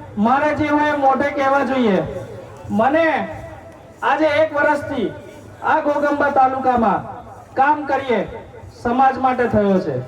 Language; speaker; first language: Gujarati; native; Gujarati